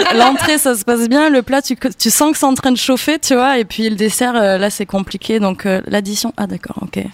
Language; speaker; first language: French; native; French